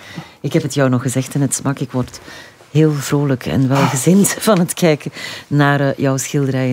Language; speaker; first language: Dutch; native; Dutch